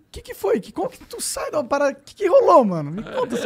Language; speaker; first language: Portuguese; native; Portuguese